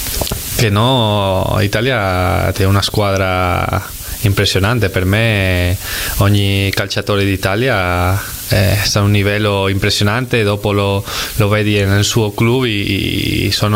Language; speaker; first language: Italian; non-native, fluent; Spanish